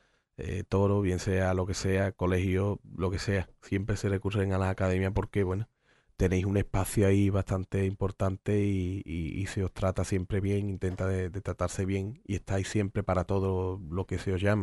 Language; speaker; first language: Spanish; native; Spanish